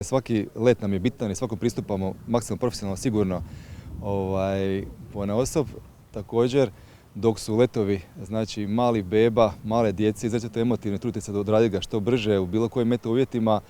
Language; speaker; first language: Croatian; native; Croatian